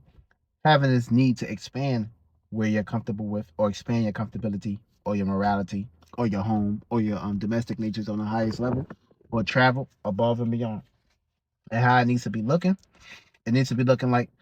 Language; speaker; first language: English; native; English